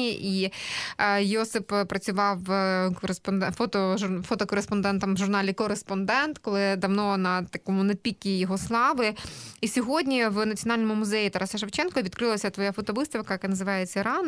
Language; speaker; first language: Ukrainian; native; Ukrainian